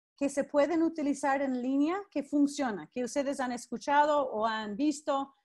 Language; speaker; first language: Spanish; non-native, fluent; English